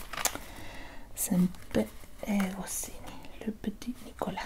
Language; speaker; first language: French; non-native, learner; Spanish